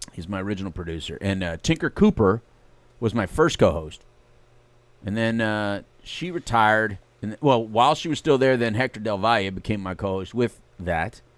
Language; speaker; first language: English; native; English